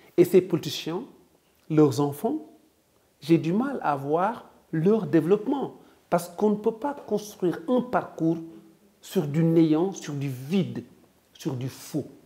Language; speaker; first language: French; non-native, local second language; Wolof